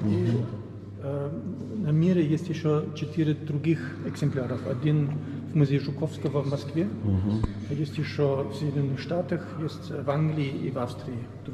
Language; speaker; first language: Russian; non-native, fluent; German